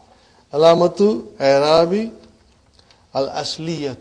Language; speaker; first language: Arabic; non-native, fluent; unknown